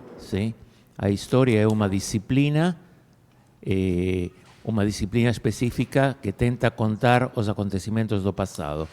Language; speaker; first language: Portuguese; non-native, fluent; Spanish